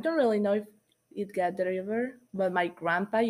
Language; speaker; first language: English; non-native, learner; Spanish